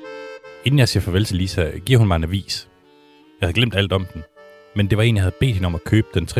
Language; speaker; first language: Danish; native; Danish